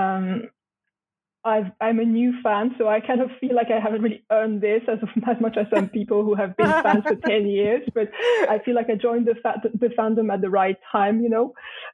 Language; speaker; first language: English; non-native, fluent; French